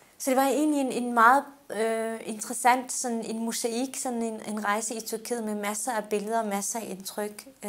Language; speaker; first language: Danish; early bilingual, other home language; Turkish